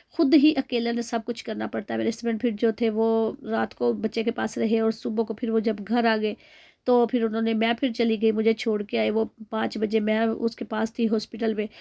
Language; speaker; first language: Urdu; non-native, local second language; Punjabi